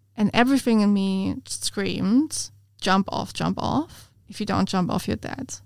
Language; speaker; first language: English; non-native, fluent; German